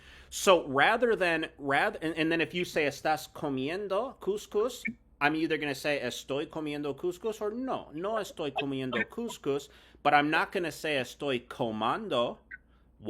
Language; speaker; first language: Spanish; non-native, fluent; English